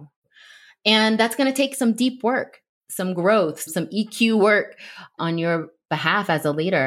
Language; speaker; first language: English; native; English